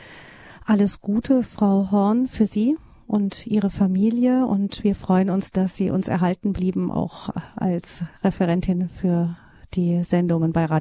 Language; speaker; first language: German; native; German